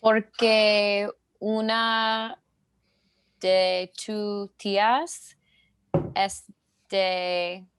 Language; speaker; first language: Spanish; non-native, learner; English